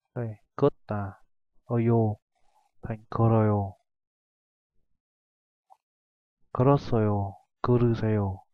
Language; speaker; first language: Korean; non-native, fluent; Vietnamese